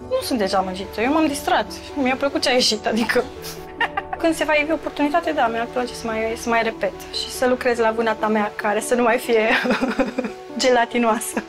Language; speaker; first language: Romanian; native; Romanian